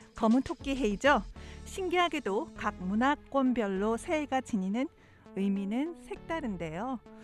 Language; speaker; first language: Korean; native; Korean